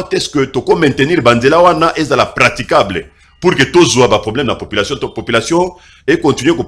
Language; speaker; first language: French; non-native, local second language; Lingala